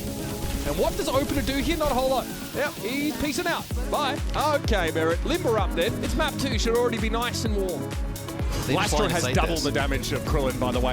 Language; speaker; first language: English; native; English